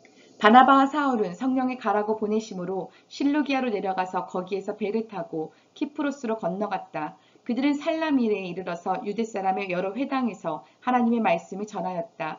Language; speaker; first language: Korean; native; Korean